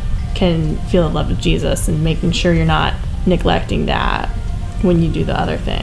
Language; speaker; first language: English; native; English